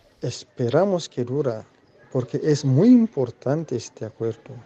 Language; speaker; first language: Spanish; non-native, learner; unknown